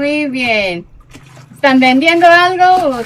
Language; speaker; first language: Spanish; non-native, learner; English